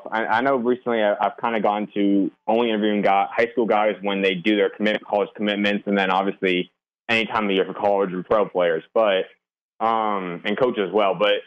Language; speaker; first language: English; native; English